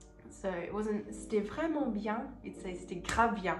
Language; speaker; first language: French; early bilingual, other home language; English